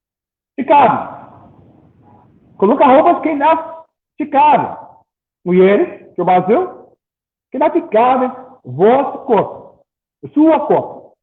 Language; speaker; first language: Portuguese; non-native, learner; English